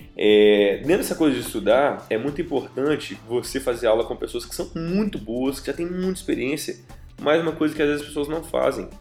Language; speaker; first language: Portuguese; native; Portuguese